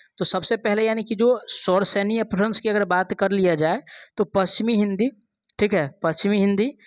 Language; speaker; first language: Hindi; native; Hindi